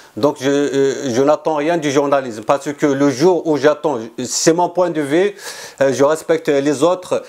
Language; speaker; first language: French; non-native, local second language; Kabyle